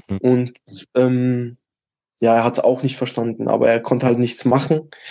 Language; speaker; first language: German; early bilingual, other home language; Albanian